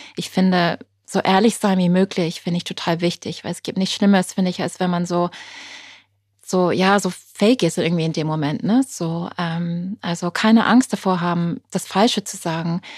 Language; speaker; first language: German; non-native, fluent; English